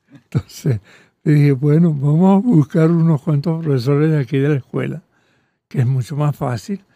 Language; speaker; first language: Spanish; early bilingual, other home language; Catalan